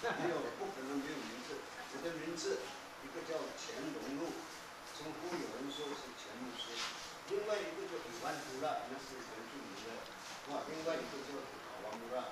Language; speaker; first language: Chinese; non-native, local second language; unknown